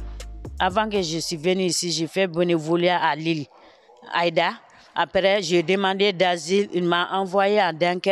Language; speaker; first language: French; non-native, learner; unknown